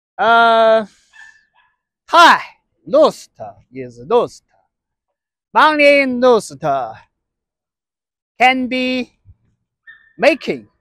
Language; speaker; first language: English; non-native, learner; Chinese